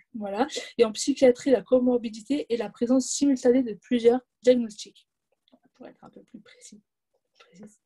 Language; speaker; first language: French; native; French